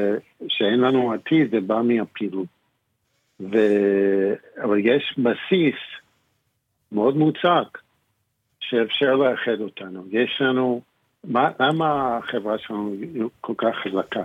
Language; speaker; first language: Hebrew; non-native, fluent; English